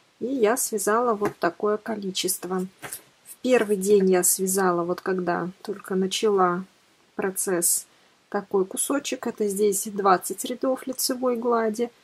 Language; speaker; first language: Russian; native; Russian